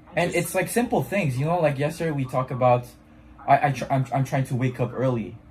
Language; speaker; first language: English; non-native, fluent; French